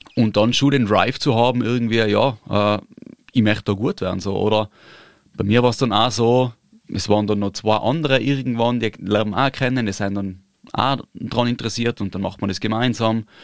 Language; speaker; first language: German; native; German